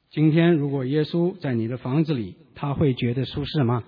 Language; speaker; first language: Chinese; native; Chinese